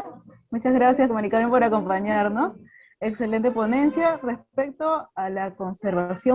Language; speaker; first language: Spanish; native; Spanish